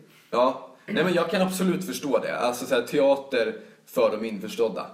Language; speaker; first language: Swedish; native; Swedish